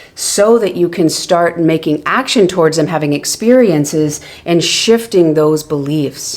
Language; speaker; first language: English; native; English